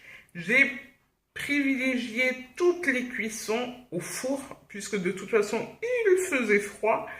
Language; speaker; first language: French; native; French